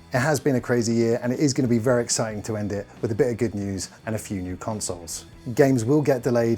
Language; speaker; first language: English; native; English